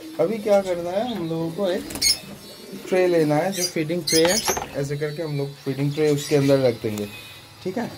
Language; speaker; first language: Hindi; non-native, local second language; Bangla